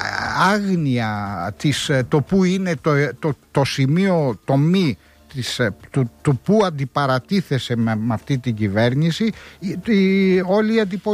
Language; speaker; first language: Greek; native; Greek